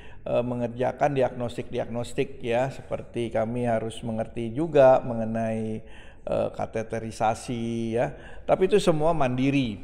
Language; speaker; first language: Indonesian; native; Indonesian